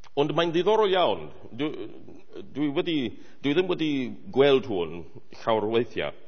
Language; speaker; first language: Welsh; non-native, fluent; English